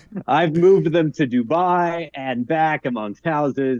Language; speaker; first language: English; native; English